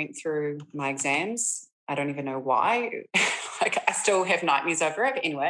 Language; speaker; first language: English; native; English